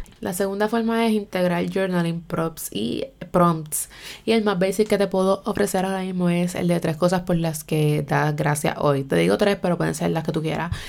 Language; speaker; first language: Spanish; native; Spanish